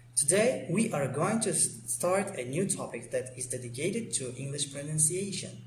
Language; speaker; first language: English; non-native, fluent; Uzbek